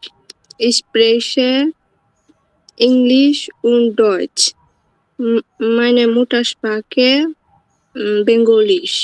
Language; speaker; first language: German; non-native, learner; Bangla